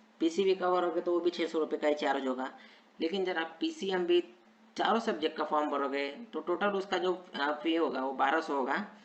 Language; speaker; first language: Hindi; non-native, local second language; Marathi